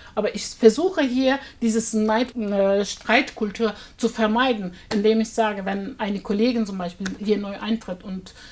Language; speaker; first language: German; non-native, fluent; Turkish